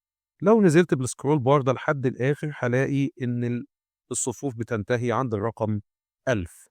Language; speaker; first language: Arabic; native; Arabic